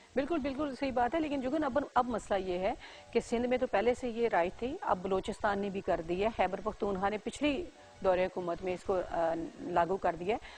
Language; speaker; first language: Urdu; non-native, local second language; Punjabi